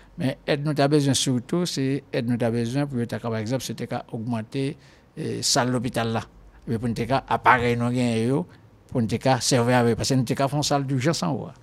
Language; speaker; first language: French; non-native, local second language; Haitian Creole